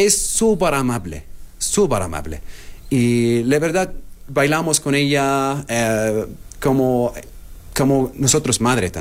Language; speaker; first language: Spanish; non-native, learner; Arabic